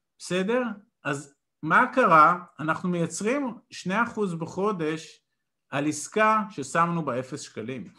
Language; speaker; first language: Hebrew; native; Hebrew